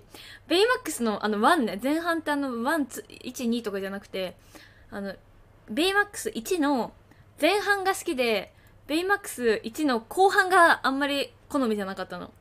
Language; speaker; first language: Japanese; native; Japanese